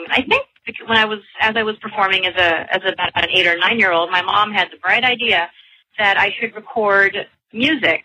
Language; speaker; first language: English; non-native, local second language; Filipino